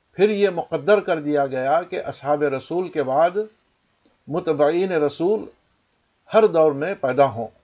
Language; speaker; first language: Urdu; native; Urdu